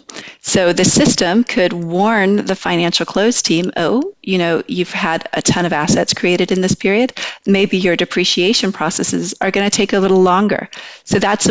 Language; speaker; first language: English; native; English